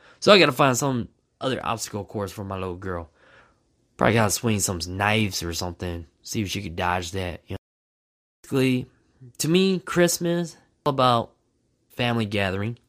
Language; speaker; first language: English; native; English